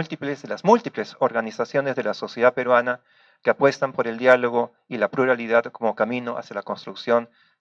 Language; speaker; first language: Spanish; native; Spanish